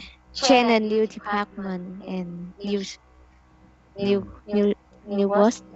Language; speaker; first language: English; non-native, learner; Vietnamese